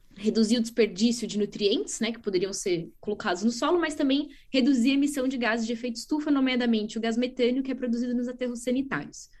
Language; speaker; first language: Portuguese; native; Portuguese